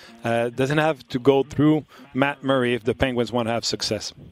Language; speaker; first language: English; non-native, fluent; French